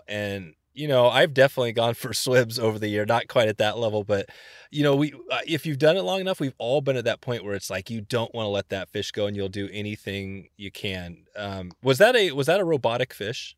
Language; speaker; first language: English; native; English